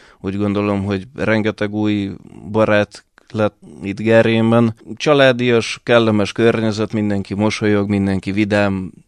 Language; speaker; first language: Hungarian; early bilingual, other home language; Russian